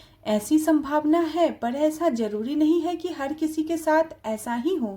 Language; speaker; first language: Hindi; native; Hindi